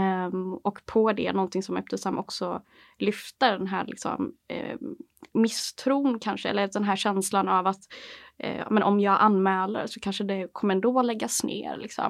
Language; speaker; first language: Swedish; native; Swedish